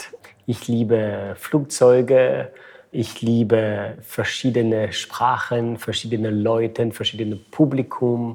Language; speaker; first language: German; non-native, fluent; French